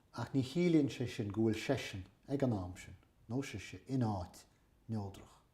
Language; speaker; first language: Irish; native; Irish